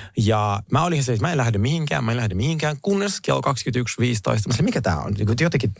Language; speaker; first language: Finnish; early bilingual, other home language; Russian